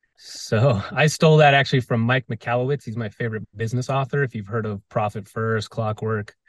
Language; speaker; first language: English; native; English